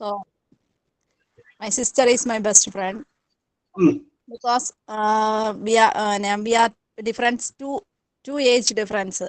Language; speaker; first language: English; non-native, learner; Malayalam